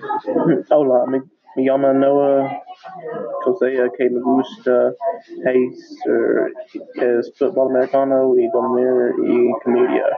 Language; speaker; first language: Spanish; non-native, learner; English